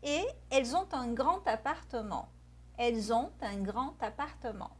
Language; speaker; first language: French; non-native, fluent; Portuguese